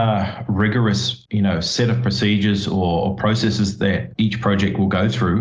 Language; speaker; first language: English; native; English